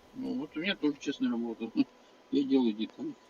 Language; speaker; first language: Russian; native; Russian